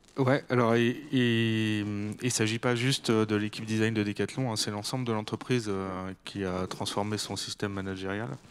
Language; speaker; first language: French; native; French